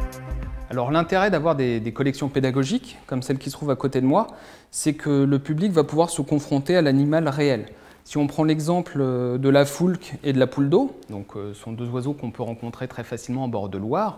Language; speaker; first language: French; native; French